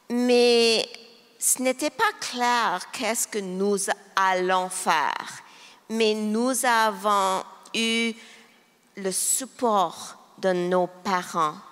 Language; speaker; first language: French; non-native, local second language; English